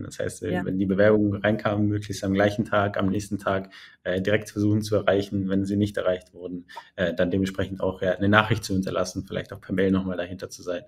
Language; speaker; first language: German; native; German